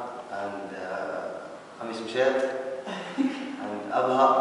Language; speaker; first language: English; non-native, learner; Arabic